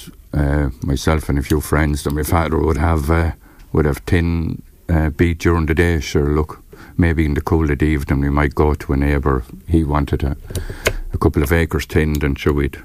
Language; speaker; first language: English; native; English